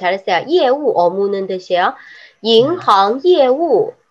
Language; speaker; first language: Korean; non-native, fluent; Chinese